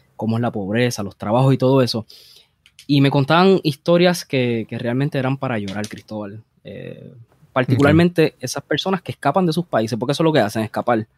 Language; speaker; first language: Spanish; native; Spanish